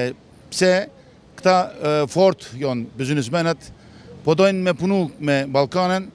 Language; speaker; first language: Albanian; early bilingual, heritage; Turkish